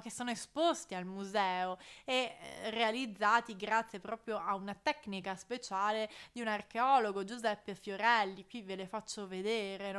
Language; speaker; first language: Italian; native; Italian